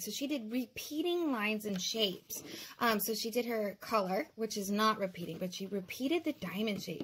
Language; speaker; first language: English; native; English